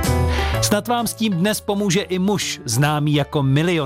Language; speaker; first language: Czech; native; Czech